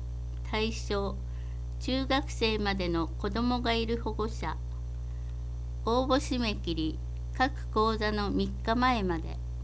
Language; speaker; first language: Japanese; native; Japanese